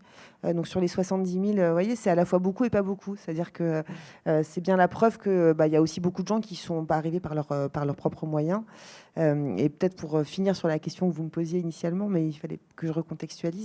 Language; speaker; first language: French; native; French